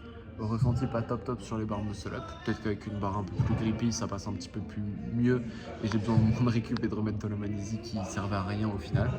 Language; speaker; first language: French; native; French